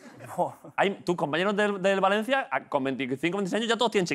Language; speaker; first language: Spanish; native; Spanish